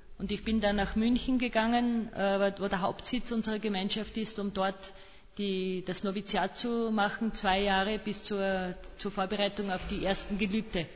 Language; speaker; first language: German; native; German